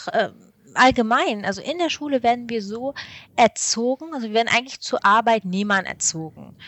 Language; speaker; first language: German; early bilingual, other home language; Arabic